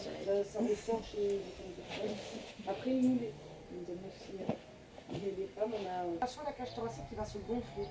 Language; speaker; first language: French; native; French